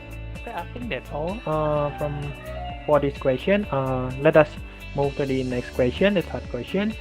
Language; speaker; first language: English; non-native, learner; Indonesian